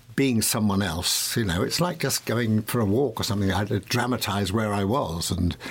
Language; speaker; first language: English; native; English